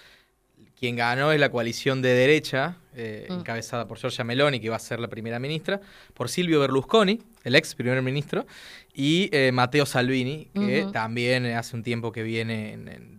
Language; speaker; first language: Spanish; native; Spanish